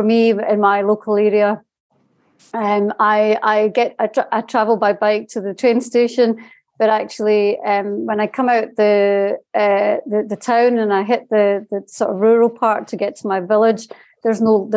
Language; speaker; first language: English; native; English